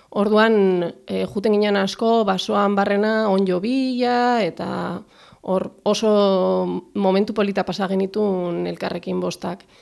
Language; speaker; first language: Basque; native; Basque